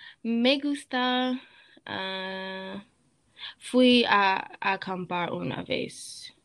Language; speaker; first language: Spanish; non-native, learner; English